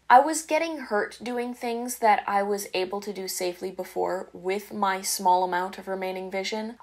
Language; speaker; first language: English; native; English